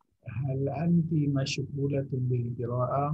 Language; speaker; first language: Arabic; non-native, fluent; Indonesian